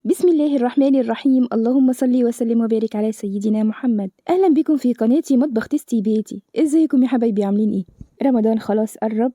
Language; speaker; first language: Arabic; native; Arabic